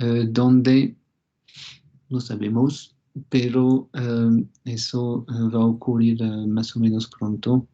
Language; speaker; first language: Spanish; non-native, fluent; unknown